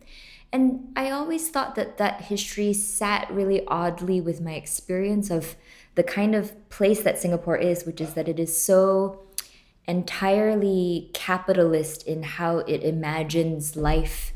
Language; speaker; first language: English; native; English